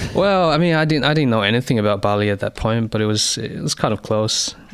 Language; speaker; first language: English; early bilingual, other home language; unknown